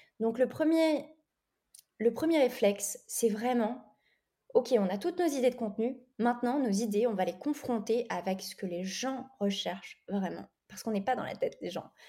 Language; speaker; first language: French; native; French